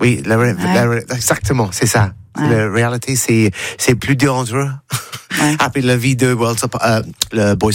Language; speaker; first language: French; non-native, learner; English